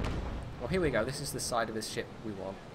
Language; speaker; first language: English; native; English